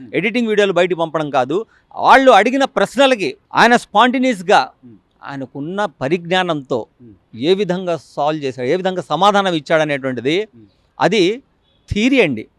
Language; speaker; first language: Telugu; non-native, local second language; Urdu